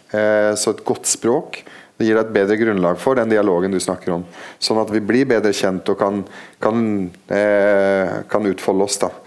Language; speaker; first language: Norwegian; non-native, fluent; Arabic